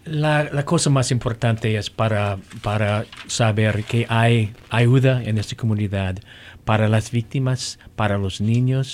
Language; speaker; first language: Spanish; non-native, learner; English